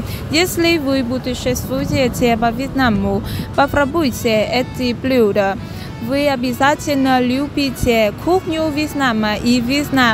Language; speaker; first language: Russian; non-native, learner; Vietnamese